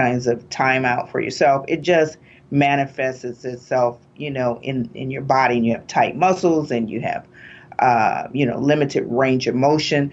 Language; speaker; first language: English; native; English